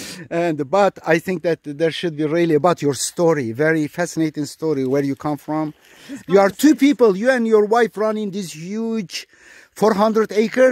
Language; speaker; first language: English; non-native, fluent; Turkish